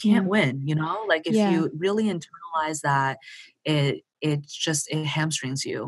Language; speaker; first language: English; early bilingual, other home language; Chinese